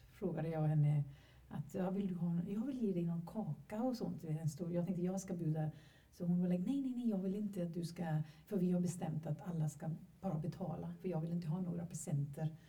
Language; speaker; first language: Swedish; non-native, fluent; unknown